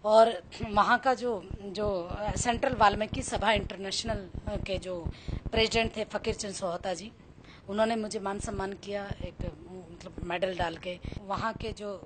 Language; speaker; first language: Hindi; native; Hindi